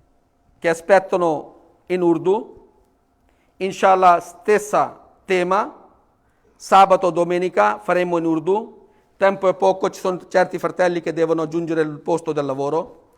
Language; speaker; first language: Italian; non-native, fluent; Urdu